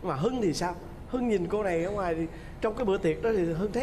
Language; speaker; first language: Vietnamese; native; Vietnamese